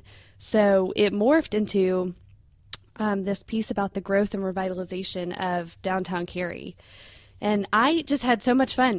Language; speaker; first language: English; native; English